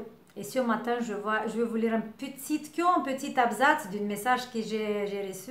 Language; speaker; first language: French; non-native, learner; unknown